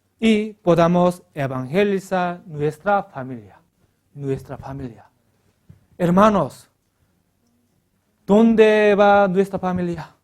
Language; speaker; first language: Spanish; non-native, learner; Korean